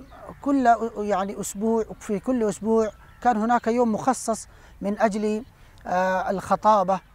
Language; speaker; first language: Arabic; non-native, fluent; Urdu